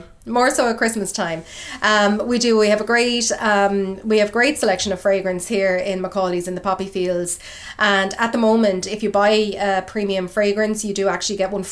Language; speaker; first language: English; native; English